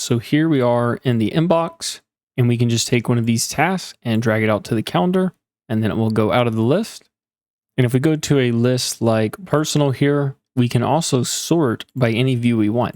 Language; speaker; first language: English; native; English